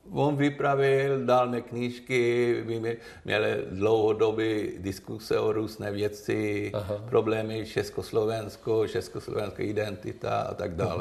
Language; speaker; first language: Czech; non-native, learner; Swedish